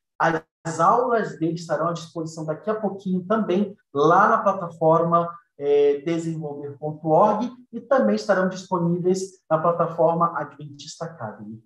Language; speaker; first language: Portuguese; native; Portuguese